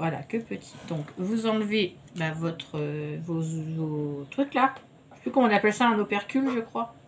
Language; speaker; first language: French; native; French